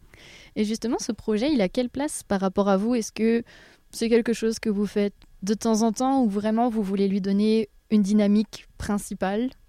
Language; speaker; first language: French; native; French